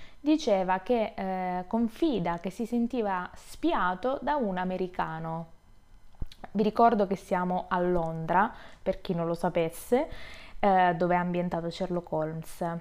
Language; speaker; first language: Italian; native; Italian